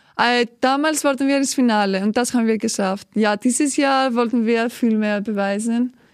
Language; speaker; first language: German; non-native, fluent; Greek